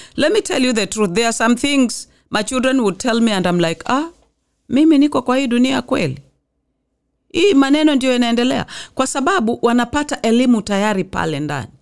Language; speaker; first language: English; non-native, local second language; Swahili